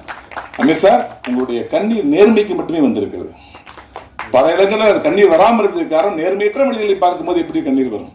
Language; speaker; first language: Tamil; native; Tamil